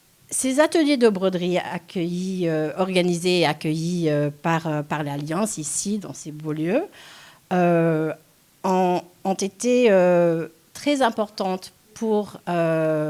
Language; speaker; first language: French; non-native, local second language; English